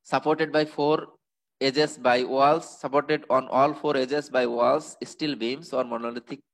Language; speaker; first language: English; non-native, local second language; Bangla